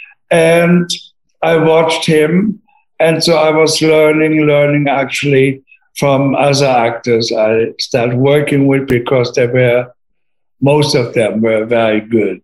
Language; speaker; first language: English; non-native, fluent; German